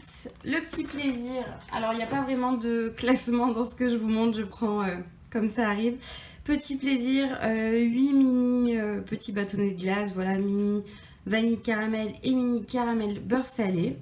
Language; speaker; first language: French; native; French